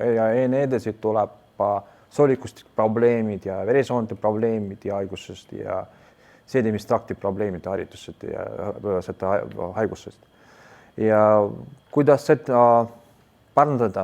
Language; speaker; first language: Estonian; non-native, local second language; Russian